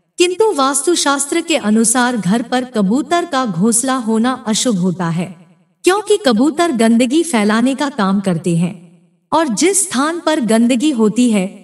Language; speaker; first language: Hindi; native; Hindi